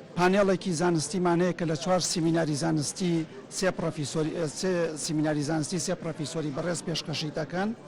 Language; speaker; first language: Central Kurdish; native; Central Kurdish